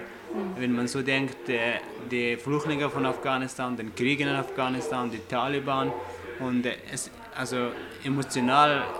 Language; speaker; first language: German; non-native, fluent; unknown